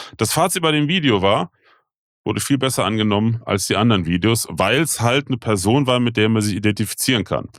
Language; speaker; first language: German; native; German